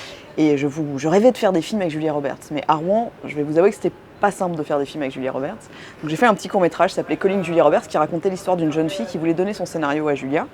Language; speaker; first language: French; native; French